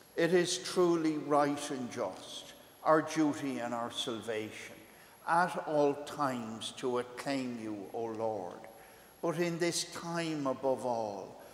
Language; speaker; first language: English; native; English